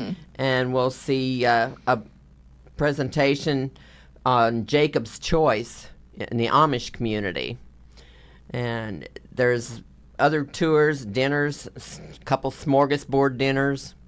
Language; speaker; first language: English; native; English